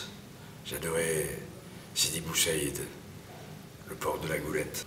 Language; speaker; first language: French; native; French